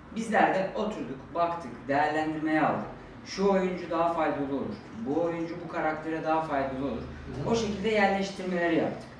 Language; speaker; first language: Turkish; native; Turkish